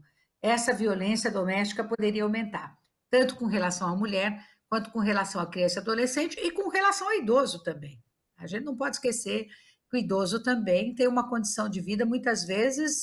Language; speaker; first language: Portuguese; native; Portuguese